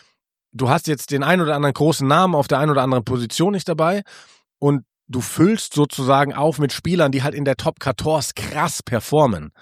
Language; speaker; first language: German; native; German